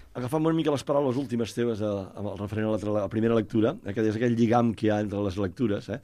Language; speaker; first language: Catalan; native; Catalan